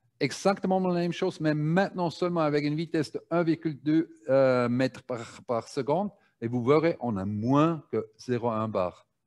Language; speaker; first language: French; non-native, learner; German